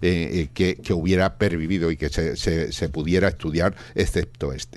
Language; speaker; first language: Spanish; native; Spanish